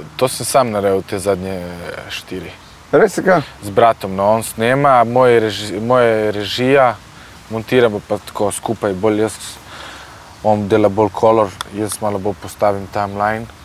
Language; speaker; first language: Slovenian; native; Slovenian